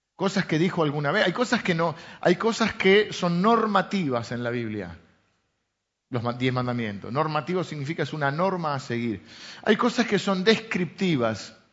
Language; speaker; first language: Spanish; native; Spanish